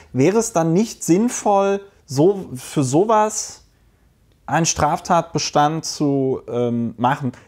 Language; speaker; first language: German; native; German